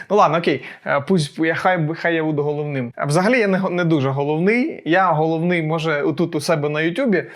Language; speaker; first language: Ukrainian; non-native, local second language; Russian